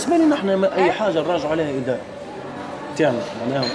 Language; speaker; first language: Arabic; native; Arabic